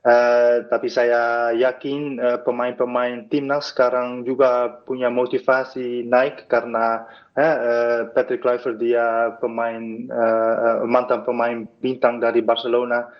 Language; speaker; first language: Indonesian; non-native, fluent; Dutch